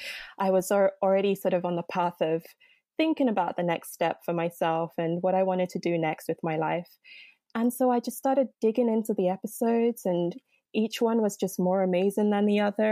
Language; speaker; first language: English; non-native, local second language; Yoruba